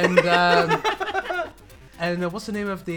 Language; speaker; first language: English; native; English